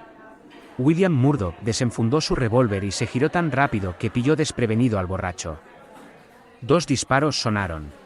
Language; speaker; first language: Spanish; native; Spanish